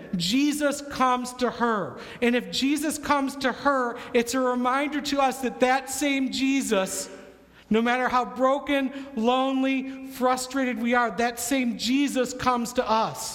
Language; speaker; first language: English; native; English